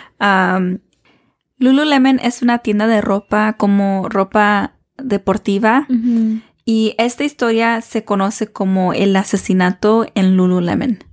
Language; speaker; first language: Spanish; early bilingual, heritage; Spanish